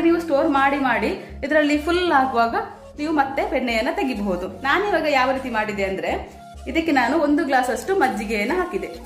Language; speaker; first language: Kannada; non-native, local second language; Tulu